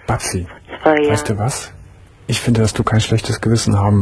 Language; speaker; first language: German; native; German